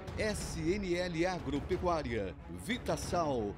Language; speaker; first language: Portuguese; native; Portuguese